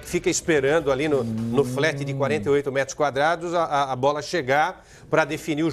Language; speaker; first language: Portuguese; native; Portuguese